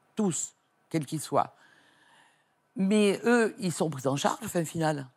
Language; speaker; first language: French; native; French